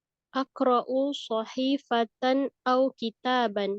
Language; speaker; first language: Arabic; non-native, learner; Indonesian